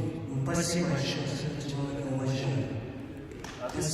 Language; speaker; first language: Russian; non-native, learner; Tajik